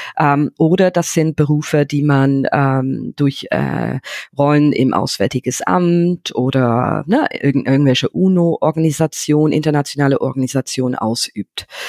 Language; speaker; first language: German; non-native, fluent; English